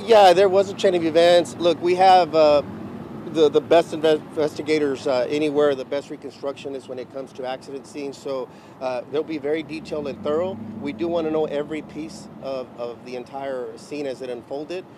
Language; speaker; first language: English; early bilingual, other home language; Spanish